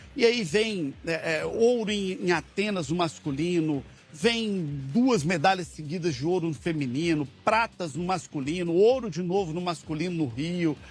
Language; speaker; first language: Portuguese; native; Portuguese